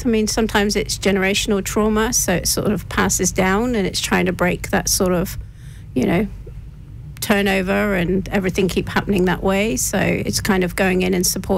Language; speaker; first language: English; native; English